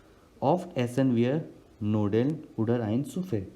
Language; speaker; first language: German; non-native, learner; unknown